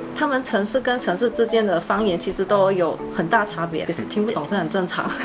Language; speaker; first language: Chinese; native; Chinese